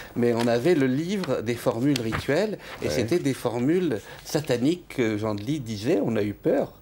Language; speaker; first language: French; native; French